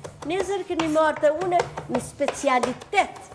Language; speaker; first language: Albanian; native; Albanian